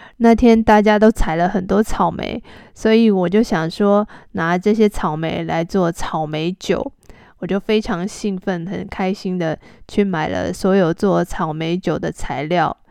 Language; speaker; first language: Chinese; native; Chinese